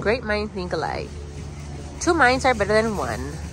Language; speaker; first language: English; early bilingual, other home language; Spanish